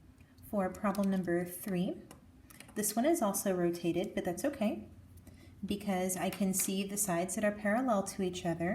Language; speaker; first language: English; native; English